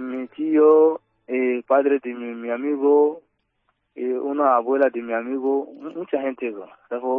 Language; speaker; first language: Spanish; non-native, learner; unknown